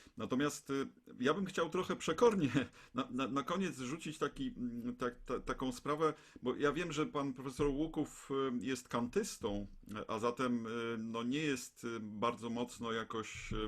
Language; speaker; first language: Polish; native; Polish